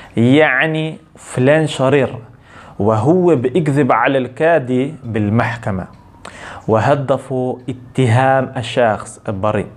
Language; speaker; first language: Arabic; non-native, local second language; Hebrew